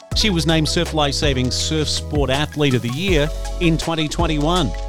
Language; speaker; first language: English; native; English